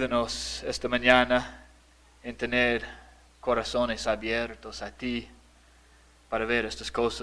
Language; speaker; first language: Spanish; non-native, fluent; English